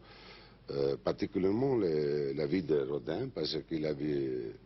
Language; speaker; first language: French; non-native, learner; Spanish